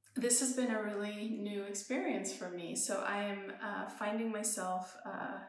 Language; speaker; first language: English; early bilingual, other home language; Persian